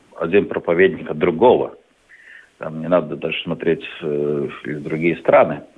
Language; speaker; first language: Russian; non-native, local second language; Latvian